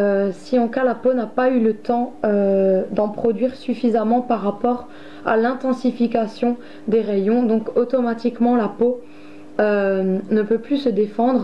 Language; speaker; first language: French; native; French